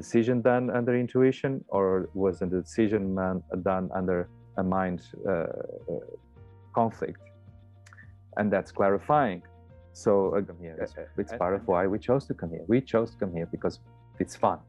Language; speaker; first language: English; non-native, fluent; Portuguese